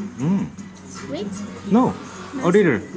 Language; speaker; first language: English; non-native, learner; Korean